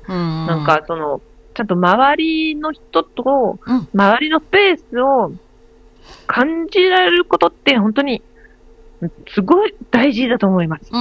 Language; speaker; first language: Japanese; non-native, learner; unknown